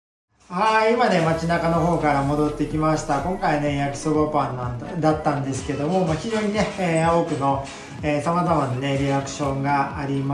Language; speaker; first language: Japanese; native; Japanese